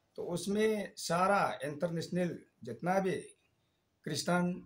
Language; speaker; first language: Hindi; non-native, local second language; Nyishi